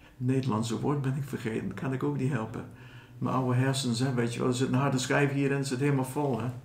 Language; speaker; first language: Dutch; non-native, fluent; English